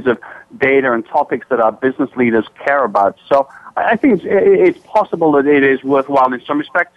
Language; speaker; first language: English; native; English